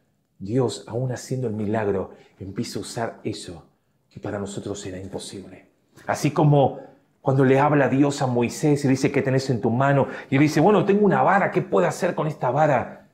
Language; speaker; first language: Spanish; native; Spanish